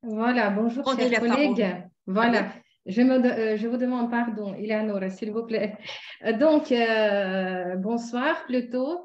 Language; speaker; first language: French; non-native, fluent; Russian